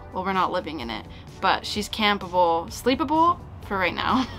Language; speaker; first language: English; native; English